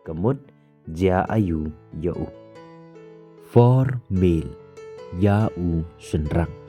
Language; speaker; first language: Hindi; non-native, local second language; Khasi